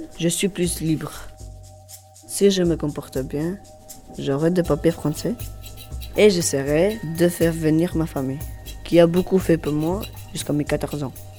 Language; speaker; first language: French; non-native, learner; Albanian